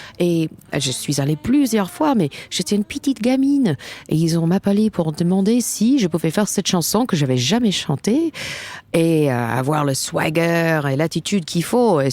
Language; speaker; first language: French; non-native, fluent; English